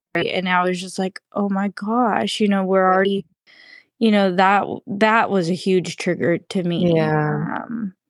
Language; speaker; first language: English; native; English